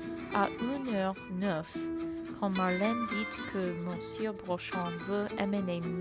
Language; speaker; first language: French; non-native, learner; English